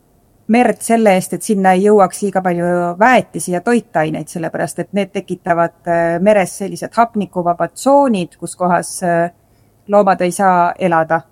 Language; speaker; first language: Estonian; native; Estonian